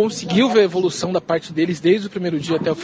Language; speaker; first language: Portuguese; native; Portuguese